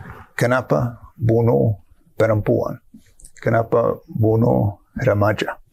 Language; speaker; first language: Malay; non-native, fluent; English